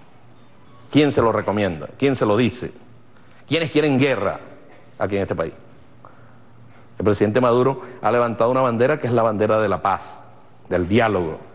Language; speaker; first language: Spanish; native; Spanish